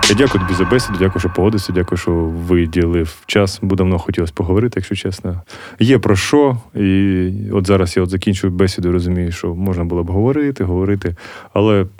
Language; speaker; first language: Ukrainian; native; Ukrainian